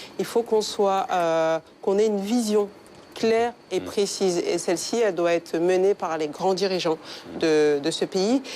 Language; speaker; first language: French; early bilingual, other home language; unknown